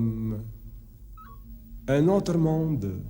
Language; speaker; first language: French; non-native, fluent; Czech